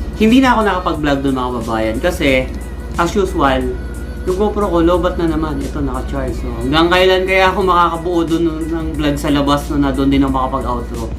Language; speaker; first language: Filipino; native; Filipino